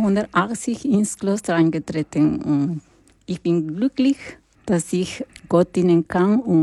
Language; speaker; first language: German; non-native, learner; Spanish